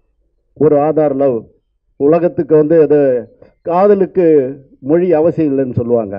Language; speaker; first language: Tamil; native; Tamil